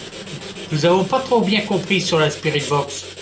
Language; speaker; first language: French; native; French